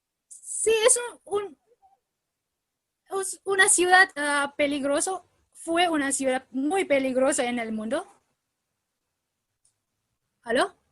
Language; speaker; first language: Spanish; non-native, learner; Indonesian